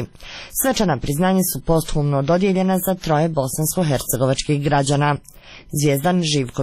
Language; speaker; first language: Croatian; native; Croatian